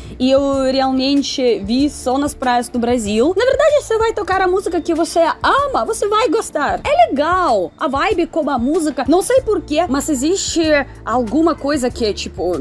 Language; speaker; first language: Portuguese; non-native, fluent; Russian